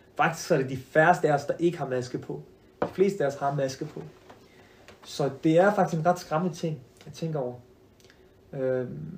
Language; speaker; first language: Danish; early bilingual, other home language; Arabic